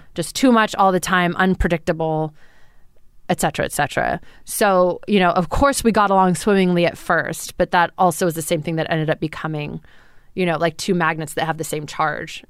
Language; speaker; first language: English; native; English